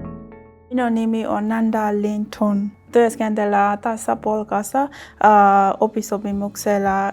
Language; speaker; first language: Finnish; non-native, learner; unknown